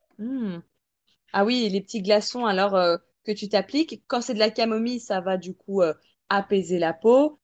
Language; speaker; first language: French; native; French